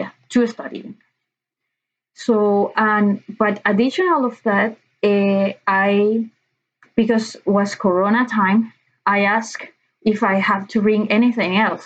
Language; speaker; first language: English; non-native, learner; Spanish